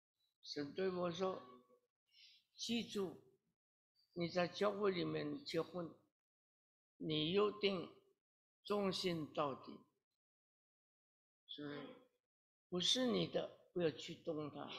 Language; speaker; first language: Chinese; early bilingual, heritage; Chinese